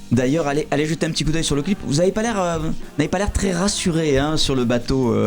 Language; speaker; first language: French; native; French